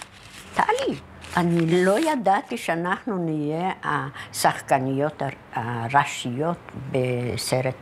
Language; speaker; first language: Hebrew; non-native, fluent; Polish